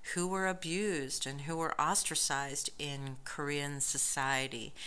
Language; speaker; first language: English; native; English